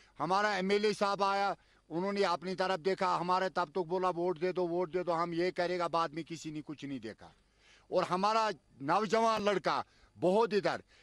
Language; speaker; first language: Hindi; non-native, local second language; Kashmiri